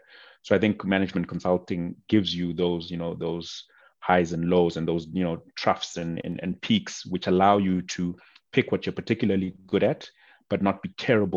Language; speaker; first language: English; non-native, local second language; North Ndebele